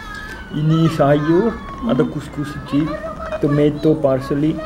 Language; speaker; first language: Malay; non-native, learner; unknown